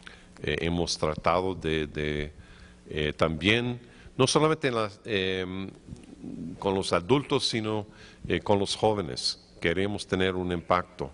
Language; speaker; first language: Spanish; non-native, fluent; English